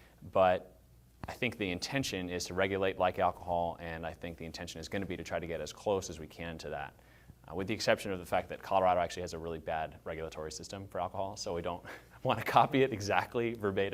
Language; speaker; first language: English; native; English